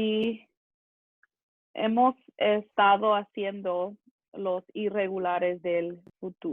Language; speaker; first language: Spanish; early bilingual, other home language; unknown